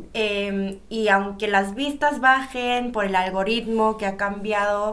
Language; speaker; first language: Spanish; early bilingual, other home language; Korean